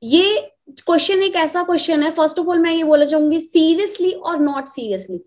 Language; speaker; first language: Hindi; native; Hindi